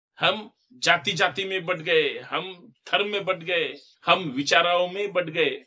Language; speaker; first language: Hindi; non-native, local second language; Marathi